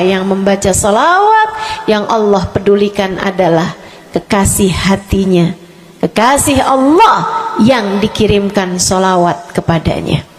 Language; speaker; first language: Indonesian; native; Indonesian